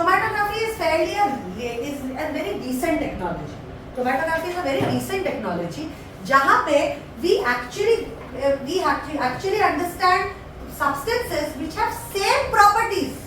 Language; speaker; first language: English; non-native, local second language; Hindi